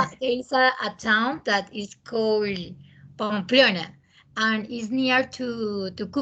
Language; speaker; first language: English; non-native, learner; Spanish